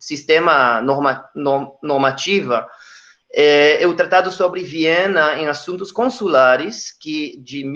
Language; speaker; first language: Portuguese; non-native, fluent; Hebrew